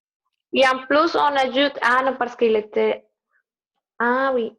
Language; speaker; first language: French; non-native, learner; Spanish